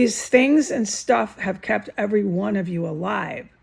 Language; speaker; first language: English; native; English